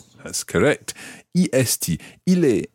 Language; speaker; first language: French; non-native, fluent; English